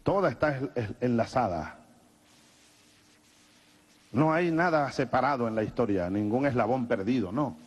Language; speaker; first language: Spanish; native; Spanish